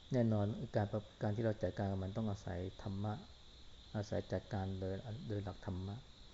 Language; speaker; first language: Thai; native; Thai